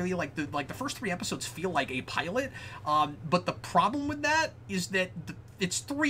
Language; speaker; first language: English; native; English